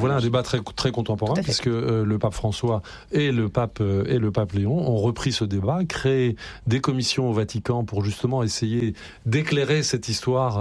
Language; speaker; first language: French; native; French